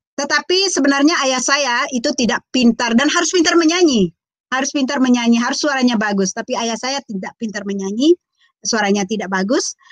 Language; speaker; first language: Indonesian; non-native, local second language; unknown